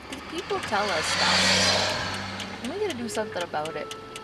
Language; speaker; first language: English; native; English